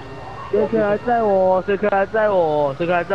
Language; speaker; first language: Chinese; native; Chinese